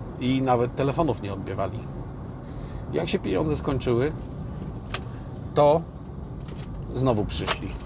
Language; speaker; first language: Polish; native; Polish